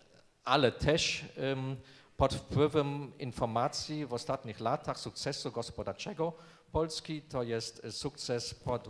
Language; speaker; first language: Polish; non-native, fluent; German